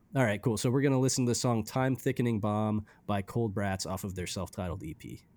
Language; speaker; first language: English; early bilingual, other home language; Romanian